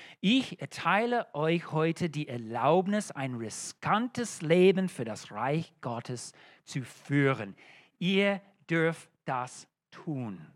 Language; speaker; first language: German; non-native, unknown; English